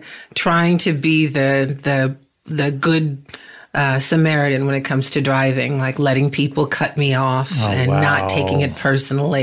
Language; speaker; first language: English; native; English